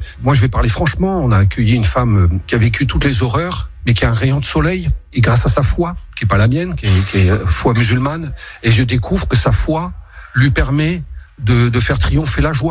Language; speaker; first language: French; native; French